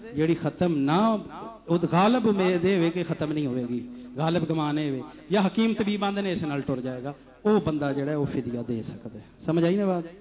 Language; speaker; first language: Urdu; non-native, local second language; Punjabi